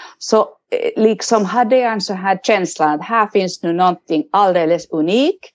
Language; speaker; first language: Swedish; non-native, local second language; Finnish